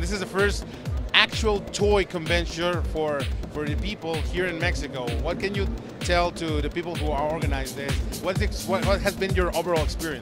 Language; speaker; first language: English; non-native, fluent; Spanish